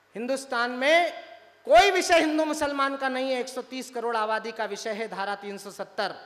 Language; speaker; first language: Hindi; native; Hindi